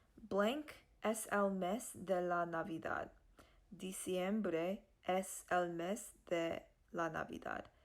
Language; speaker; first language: Spanish; non-native, learner; English